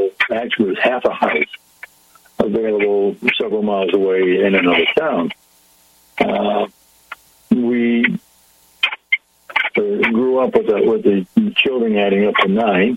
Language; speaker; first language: English; native; English